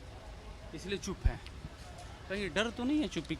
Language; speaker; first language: Hindi; native; Hindi